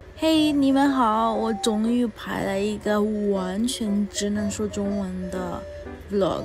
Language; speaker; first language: Chinese; non-native, fluent; Spanish